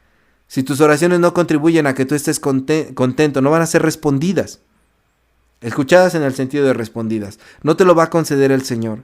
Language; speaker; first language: Spanish; native; Spanish